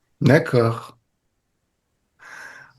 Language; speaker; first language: French; native; French